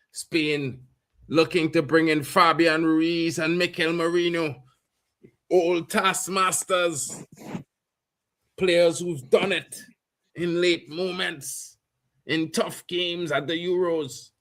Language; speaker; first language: English; native; English